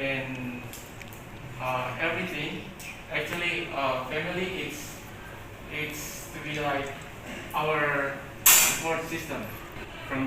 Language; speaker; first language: English; non-native, learner; Indonesian